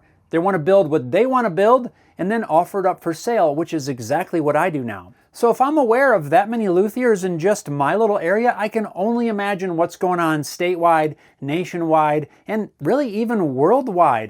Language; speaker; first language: English; native; English